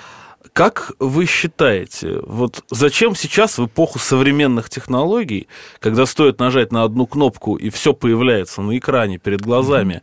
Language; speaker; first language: Russian; native; Russian